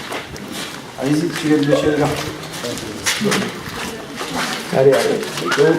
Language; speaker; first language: French; native; French